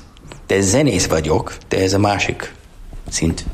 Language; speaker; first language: Hungarian; non-native, learner; English